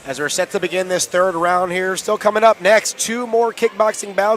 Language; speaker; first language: English; native; English